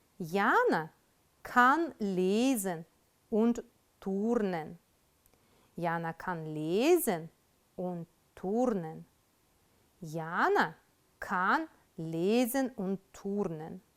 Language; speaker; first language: German; non-native, fluent; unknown